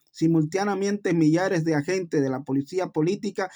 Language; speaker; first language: Spanish; native; Spanish